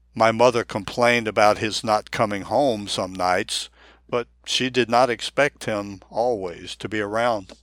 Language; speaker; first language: English; non-native, fluent; Japanese